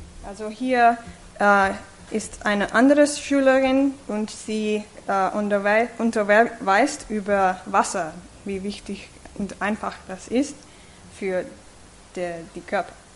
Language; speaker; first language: German; non-native, fluent; English